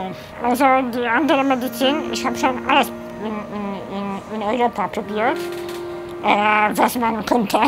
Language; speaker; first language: German; non-native, fluent; Polish